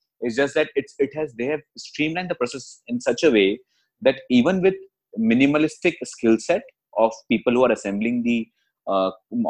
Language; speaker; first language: English; non-native, local second language; Hindi